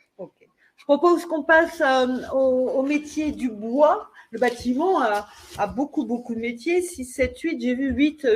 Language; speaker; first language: French; native; French